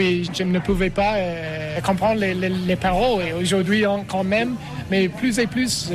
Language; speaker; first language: French; non-native, learner; English